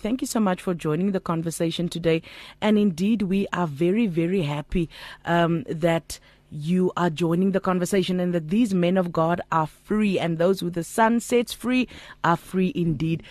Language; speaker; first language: English; non-native, local second language; Afrikaans